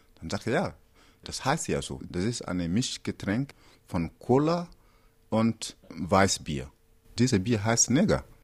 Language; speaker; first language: German; non-native, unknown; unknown